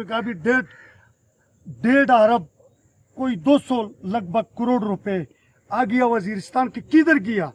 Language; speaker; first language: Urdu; non-native, local second language; Pashto